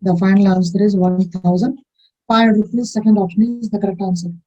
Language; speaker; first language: English; non-native, local second language; Kannada